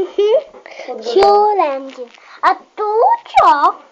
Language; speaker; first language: Polish; native; Polish